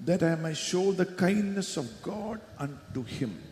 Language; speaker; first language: English; non-native, local second language; Malayalam